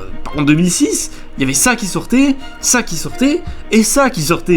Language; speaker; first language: French; native; French